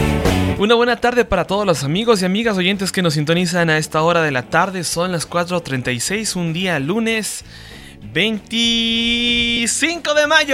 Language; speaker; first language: Spanish; native; Spanish